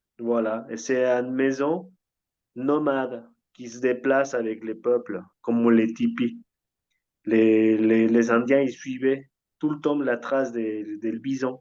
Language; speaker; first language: French; non-native, fluent; Spanish